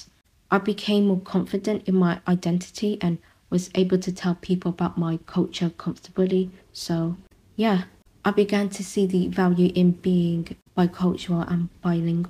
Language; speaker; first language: English; non-native, local second language; Vietnamese